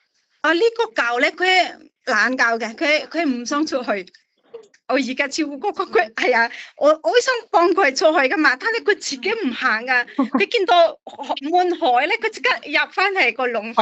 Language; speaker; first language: Cantonese; non-native, fluent; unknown